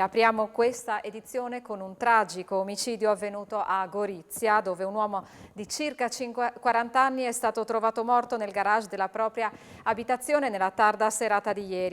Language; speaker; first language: Italian; native; Italian